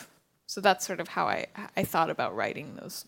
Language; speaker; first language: English; native; English